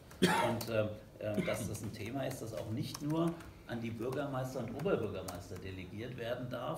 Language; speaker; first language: German; native; German